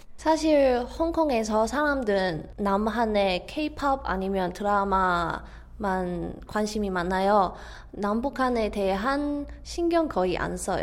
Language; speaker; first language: Korean; non-native, fluent; Cantonese